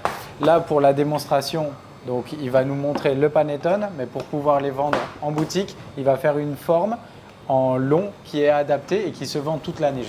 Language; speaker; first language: French; native; French